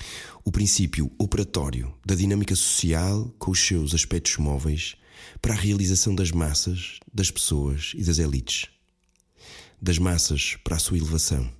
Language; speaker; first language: Portuguese; native; Portuguese